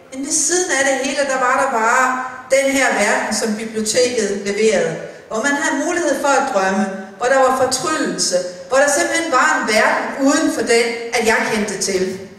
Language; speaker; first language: Danish; native; Danish